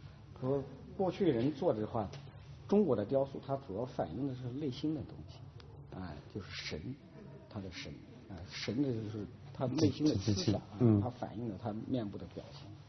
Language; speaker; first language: Chinese; native; Chinese